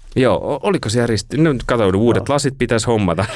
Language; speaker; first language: Finnish; native; Finnish